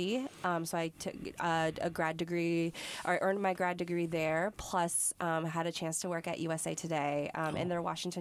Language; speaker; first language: English; native; English